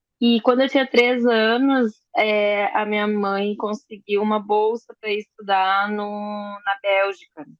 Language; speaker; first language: Portuguese; early bilingual, other home language; Spanish